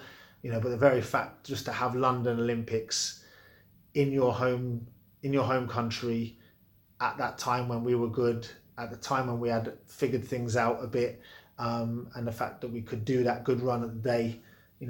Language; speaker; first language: English; native; English